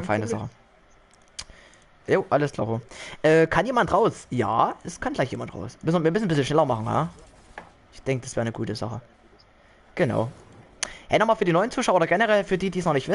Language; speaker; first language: German; native; German